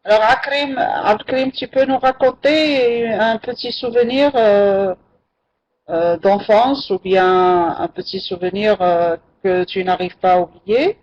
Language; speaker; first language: French; non-native, local second language; Arabic